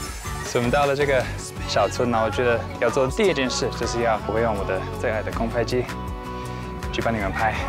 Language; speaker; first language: Chinese; early bilingual, heritage; Chinese